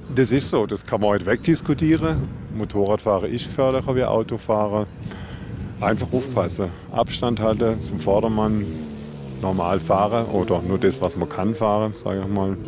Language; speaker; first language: German; native; German